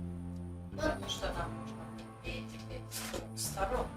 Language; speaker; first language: Russian; native; Russian